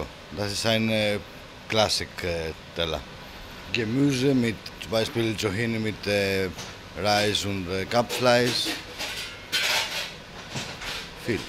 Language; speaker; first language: German; non-native, learner; Greek